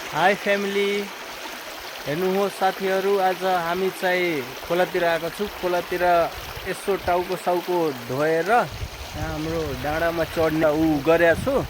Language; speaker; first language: Nepali; non-native, local second language; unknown